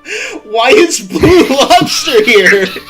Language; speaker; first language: English; native; English